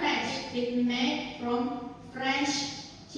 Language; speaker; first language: English; non-native, learner; Indonesian